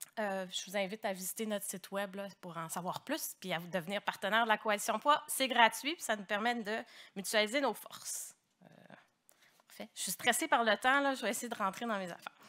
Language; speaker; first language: French; native; French